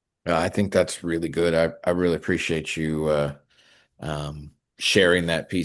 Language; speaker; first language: English; native; English